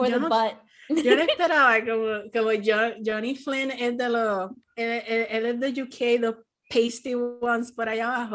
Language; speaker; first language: Spanish; early bilingual, heritage; Spanish